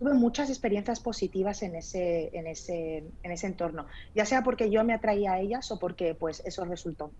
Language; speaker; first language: Spanish; early bilingual, other home language; Arabic